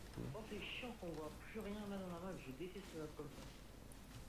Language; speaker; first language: French; native; French